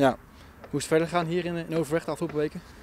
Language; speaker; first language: Dutch; native; Dutch